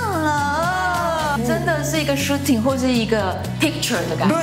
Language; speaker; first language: Chinese; native; Chinese